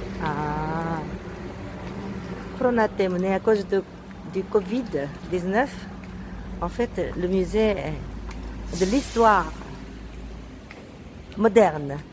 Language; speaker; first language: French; non-native, fluent; Korean